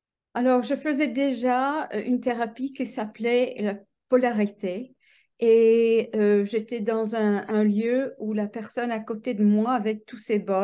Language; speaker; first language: French; non-native, fluent; English